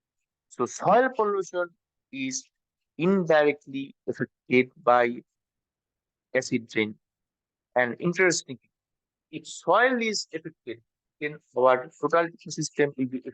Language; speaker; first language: English; non-native, local second language; Bangla